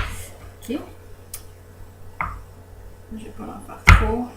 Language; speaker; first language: French; native; French